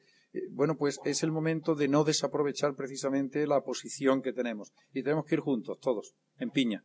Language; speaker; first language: Spanish; native; Spanish